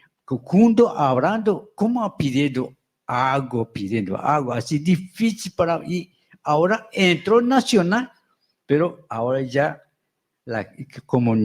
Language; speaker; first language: Spanish; non-native, local second language; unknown